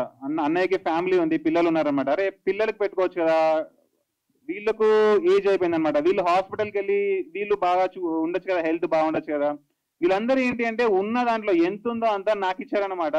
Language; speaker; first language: Telugu; native; Telugu